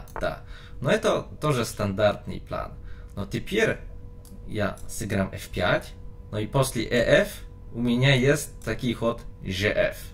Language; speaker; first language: Russian; non-native, learner; Polish